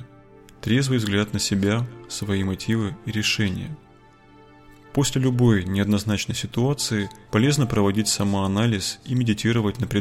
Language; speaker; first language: Russian; native; Russian